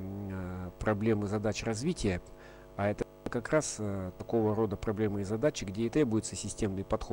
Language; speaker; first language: Russian; native; Russian